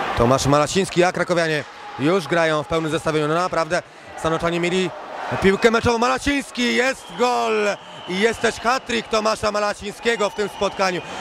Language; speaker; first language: Polish; native; Polish